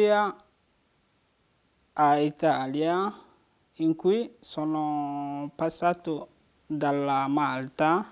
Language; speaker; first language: Italian; non-native, learner; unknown